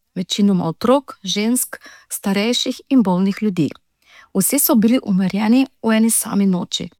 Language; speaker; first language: Slovenian; non-native, local second language; Romany